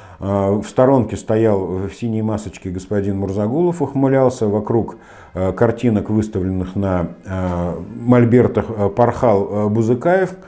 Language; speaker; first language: Russian; native; Russian